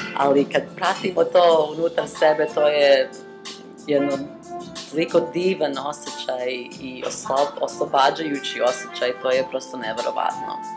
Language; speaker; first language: Serbian; early bilingual, heritage; Serbian